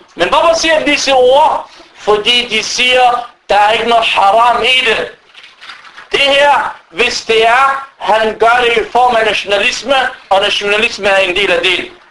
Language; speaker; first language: Danish; non-native, fluent; Arabic